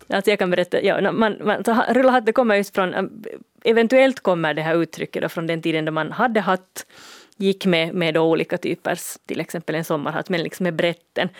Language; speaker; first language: Swedish; native; Swedish